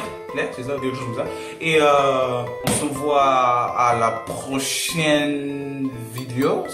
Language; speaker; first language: French; non-native, learner; English